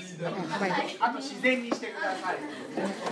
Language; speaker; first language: Japanese; native; Japanese